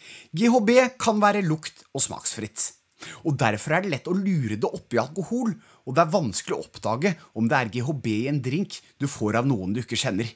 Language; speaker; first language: Norwegian; native; Norwegian